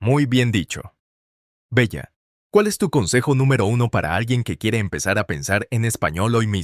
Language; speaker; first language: Spanish; non-native, fluent; English